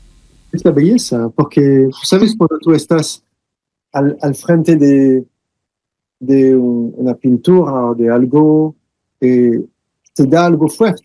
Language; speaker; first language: Spanish; non-native, fluent; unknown